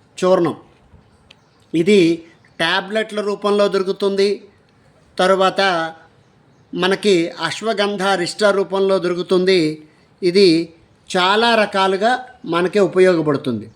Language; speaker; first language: Telugu; native; Telugu